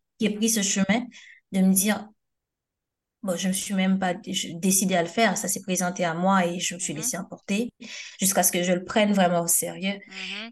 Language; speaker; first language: French; non-native, local second language; Haitian Creole